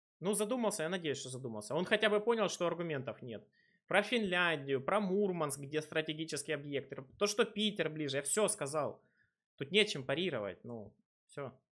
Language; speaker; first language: Russian; native; Russian